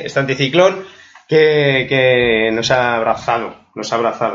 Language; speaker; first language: Spanish; native; Spanish